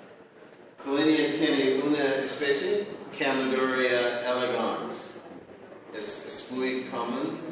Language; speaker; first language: Spanish; non-native, learner; English